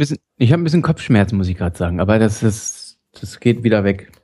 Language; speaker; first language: German; native; German